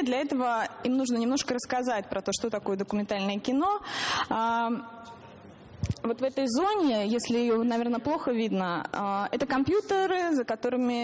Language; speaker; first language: Russian; native; Russian